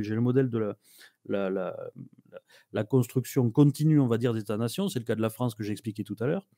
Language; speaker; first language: French; native; French